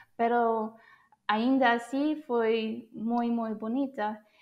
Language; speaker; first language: Galician; non-native, fluent; English